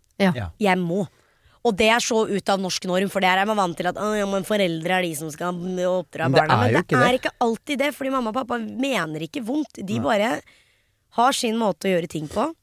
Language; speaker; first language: Norwegian; early bilingual, other home language; Hindi